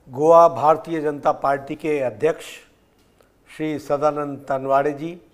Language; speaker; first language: Hindi; native; Hindi